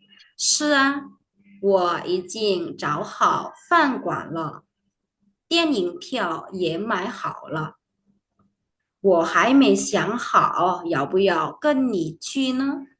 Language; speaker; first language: Chinese; non-native, fluent; Indonesian